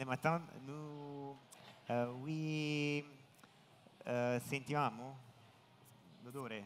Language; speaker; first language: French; non-native, learner; Italian